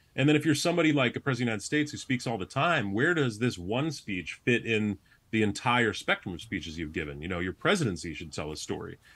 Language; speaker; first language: English; native; English